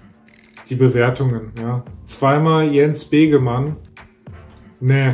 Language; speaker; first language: German; native; German